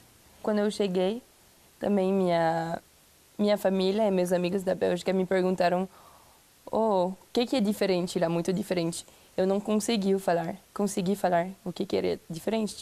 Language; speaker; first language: Portuguese; non-native, fluent; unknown